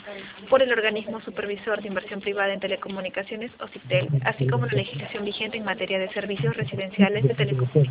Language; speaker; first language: Spanish; native; Spanish